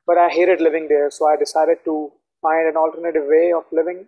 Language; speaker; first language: English; non-native, local second language; Hindi